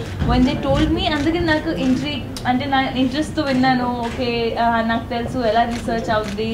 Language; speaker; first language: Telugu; non-native, local second language; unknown